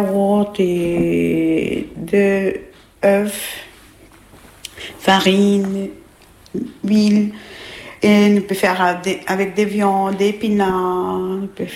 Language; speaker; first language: French; non-native, learner; Albanian